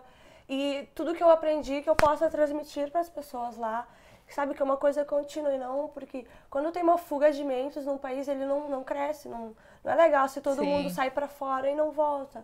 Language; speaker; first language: Portuguese; non-native, local second language; Kabuverdianu